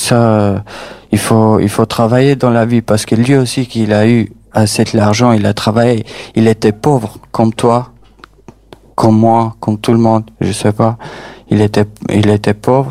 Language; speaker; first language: French; non-native, fluent; Albanian